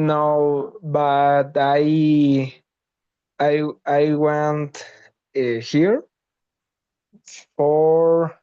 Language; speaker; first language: English; non-native, learner; Spanish